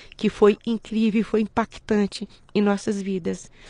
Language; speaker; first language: Portuguese; native; Portuguese